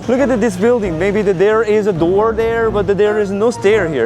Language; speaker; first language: English; non-native, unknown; Korean